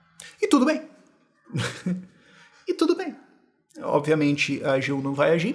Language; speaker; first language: Portuguese; native; Portuguese